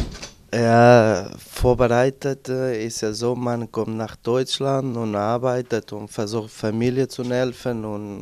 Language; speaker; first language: German; non-native, learner; Portuguese